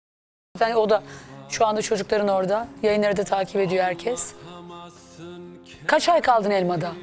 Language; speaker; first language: Turkish; native; Turkish